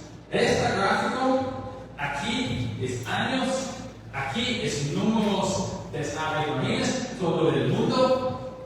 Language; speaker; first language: Spanish; non-native, learner; English